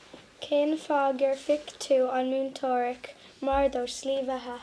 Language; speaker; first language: Irish; non-native, local second language; English